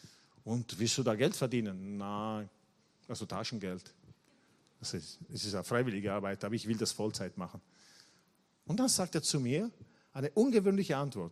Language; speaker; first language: German; non-native, fluent; Italian